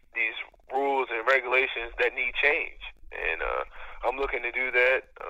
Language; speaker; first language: English; native; English